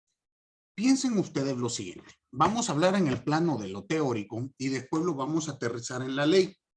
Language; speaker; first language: Spanish; native; Spanish